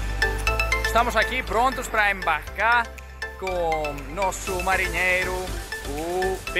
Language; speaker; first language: Portuguese; non-native, fluent; Greek